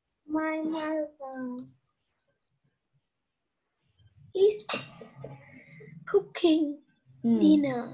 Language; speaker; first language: English; non-native, learner; Vietnamese